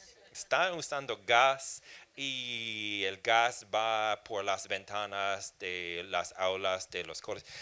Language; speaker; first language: Spanish; non-native, fluent; English